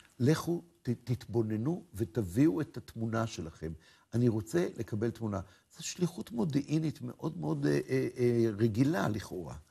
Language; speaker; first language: Hebrew; native; Hebrew